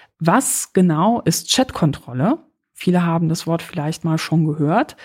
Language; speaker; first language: German; early bilingual, other home language; Polish